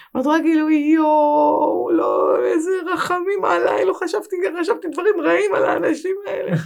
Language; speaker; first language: Hebrew; native; Hebrew